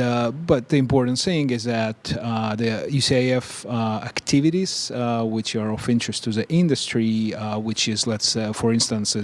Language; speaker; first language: English; non-native, fluent; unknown